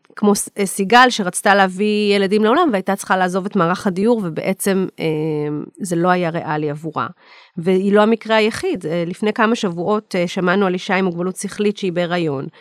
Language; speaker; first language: Hebrew; native; Hebrew